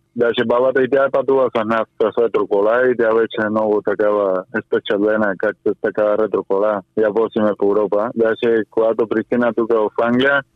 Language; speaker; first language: Bulgarian; non-native, fluent; Spanish